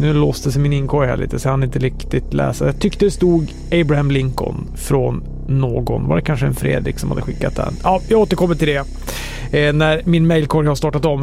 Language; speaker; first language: Swedish; native; Swedish